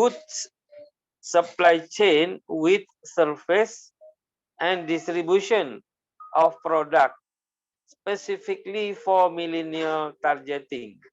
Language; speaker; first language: English; non-native, learner; Malay